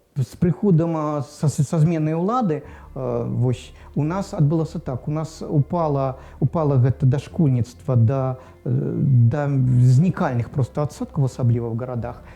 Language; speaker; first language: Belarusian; non-native, local second language; Russian